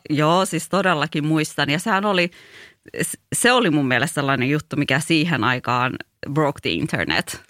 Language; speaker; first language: Finnish; early bilingual, other home language; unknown